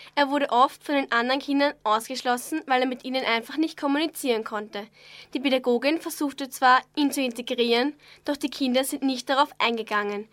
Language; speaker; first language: German; native; German